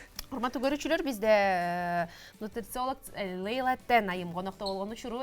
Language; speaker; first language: Kyrgyz; native; Kyrgyz